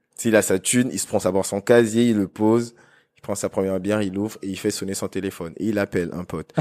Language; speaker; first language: French; non-native, local second language; Lingala